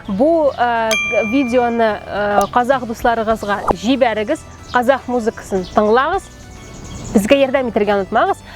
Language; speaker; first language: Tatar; native; Tatar